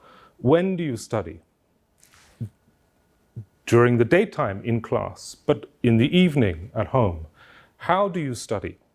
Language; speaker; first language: English; non-native, fluent; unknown